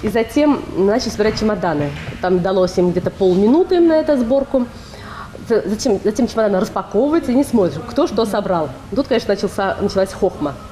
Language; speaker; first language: Russian; native; Russian